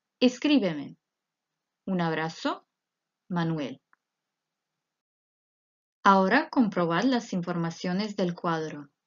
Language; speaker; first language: Spanish; non-native, fluent; Croatian